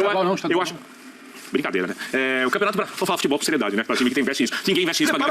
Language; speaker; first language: Portuguese; native; Portuguese